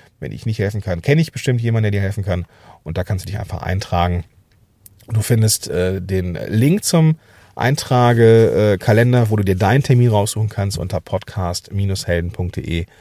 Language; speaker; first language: German; native; German